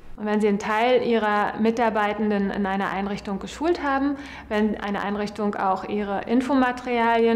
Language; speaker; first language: German; native; German